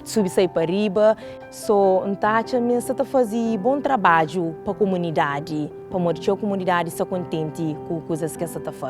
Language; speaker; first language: Portuguese; non-native, local second language; Kabuverdianu